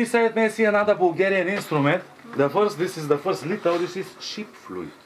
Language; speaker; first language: English; non-native, learner; Bulgarian